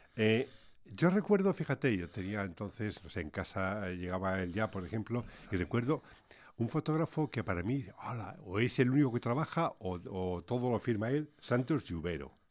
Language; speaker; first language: Spanish; native; Spanish